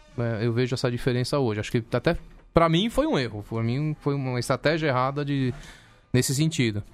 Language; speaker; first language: Portuguese; early bilingual, other home language; Spanish